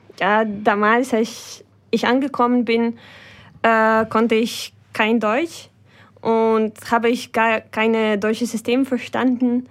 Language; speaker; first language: German; non-native, fluent; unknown